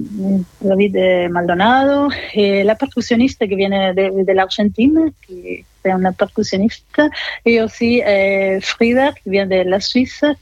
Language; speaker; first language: French; non-native, fluent; Spanish